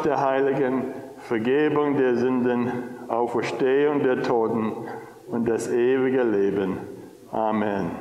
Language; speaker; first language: German; non-native, fluent; English